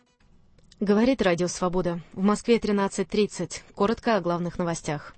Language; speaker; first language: Russian; native; Russian